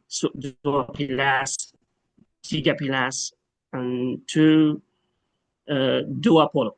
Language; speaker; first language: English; non-native, fluent; Arabic